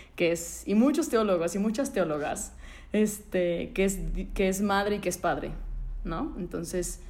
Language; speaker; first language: Spanish; native; Spanish